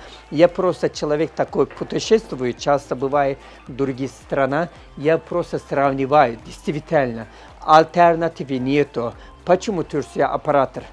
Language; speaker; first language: Russian; non-native, learner; Turkish